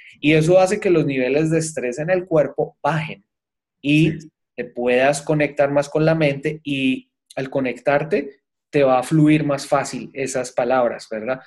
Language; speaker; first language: Spanish; native; Spanish